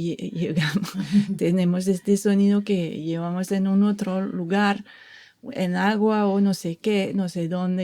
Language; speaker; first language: Spanish; non-native, fluent; French